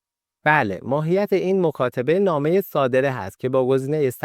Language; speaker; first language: Persian; native; Persian